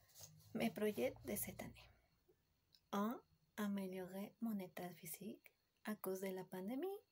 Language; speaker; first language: French; non-native, learner; Spanish